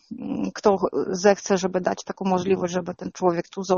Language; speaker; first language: Polish; non-native, fluent; Russian